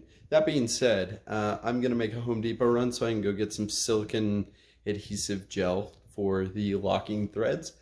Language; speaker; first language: English; native; English